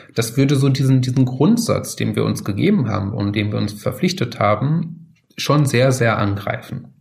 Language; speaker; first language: German; native; German